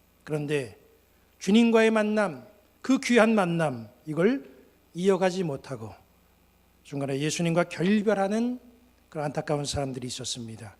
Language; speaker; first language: Korean; native; Korean